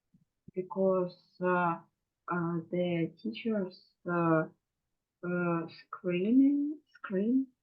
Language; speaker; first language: English; non-native, learner; Russian